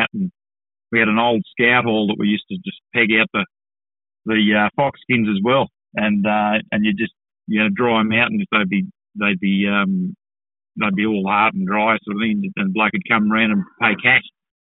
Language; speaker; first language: English; native; English